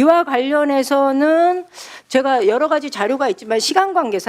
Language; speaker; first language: Korean; native; Korean